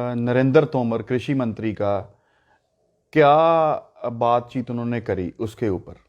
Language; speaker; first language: Hindi; non-native, local second language; Punjabi